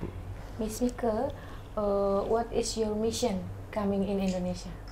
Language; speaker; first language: English; non-native, learner; Indonesian